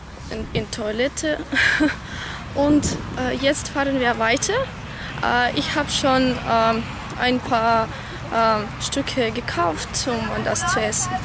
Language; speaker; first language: German; non-native, learner; Russian